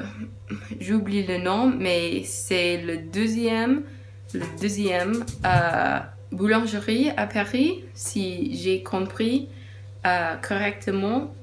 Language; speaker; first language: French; non-native, learner; English